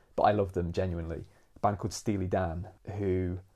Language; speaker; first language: English; native; English